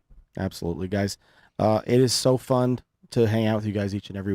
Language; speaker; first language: English; native; English